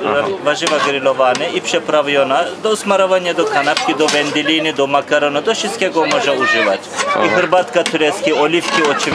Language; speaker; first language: Polish; non-native, learner; Turkish